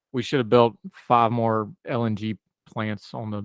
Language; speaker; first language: English; native; English